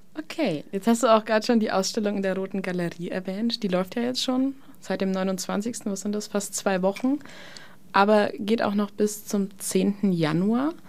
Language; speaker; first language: German; native; German